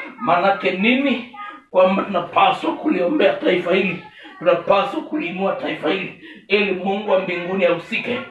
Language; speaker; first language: Swahili; non-native, local second language; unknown